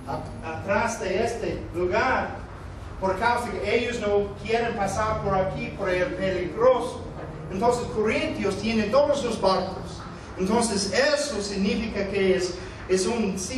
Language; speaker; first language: Spanish; non-native, fluent; English